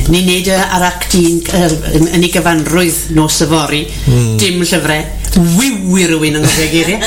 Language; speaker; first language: Welsh; native; Welsh